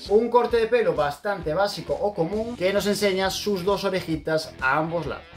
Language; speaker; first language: Spanish; native; Spanish